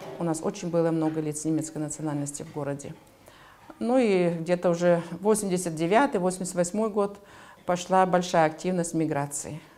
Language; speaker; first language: Russian; native; Russian